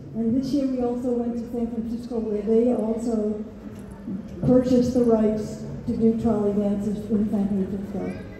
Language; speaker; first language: English; native; English